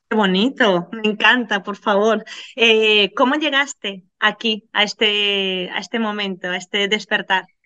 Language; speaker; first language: Spanish; native; Spanish